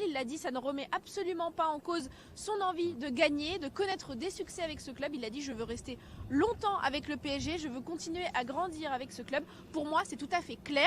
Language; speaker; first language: French; native; French